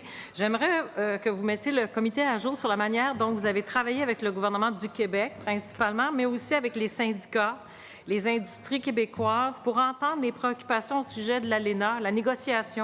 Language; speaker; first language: French; native; French